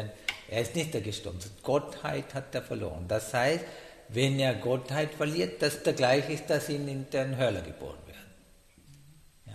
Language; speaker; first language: German; non-native, learner; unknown